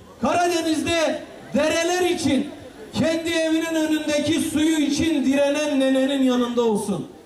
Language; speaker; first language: Turkish; non-native, local second language; Kurdish